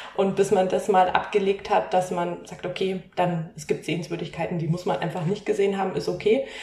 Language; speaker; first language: German; native; German